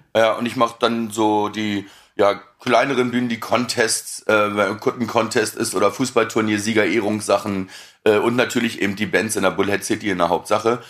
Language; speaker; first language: German; native; German